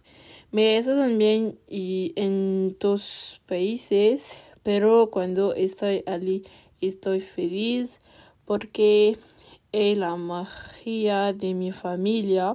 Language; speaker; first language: Spanish; non-native, learner; French